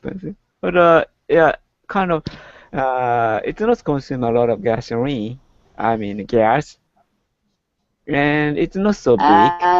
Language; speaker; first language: English; non-native, learner; Japanese